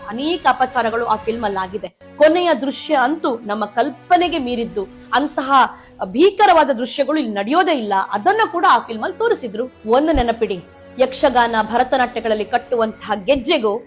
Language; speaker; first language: Kannada; non-native, local second language; Tulu